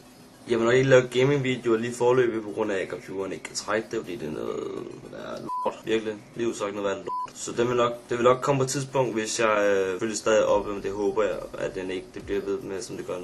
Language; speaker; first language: Danish; native; Danish